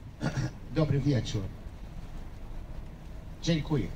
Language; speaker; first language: Polish; non-native, learner; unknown